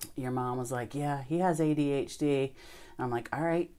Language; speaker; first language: English; native; English